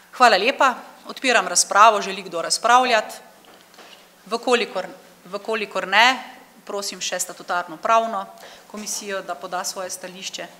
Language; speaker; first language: Slovenian; native; Slovenian